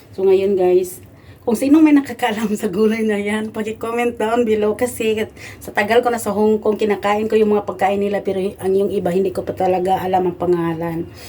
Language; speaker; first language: Filipino; non-native, local second language; Cebuano